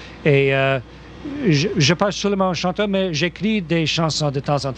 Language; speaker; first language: French; non-native, local second language; English